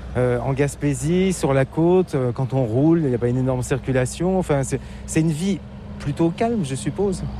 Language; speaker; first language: French; native; French